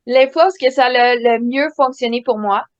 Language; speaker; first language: French; native; French